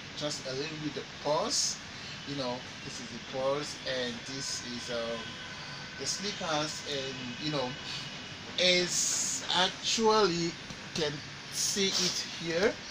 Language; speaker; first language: English; non-native, local second language; Igbo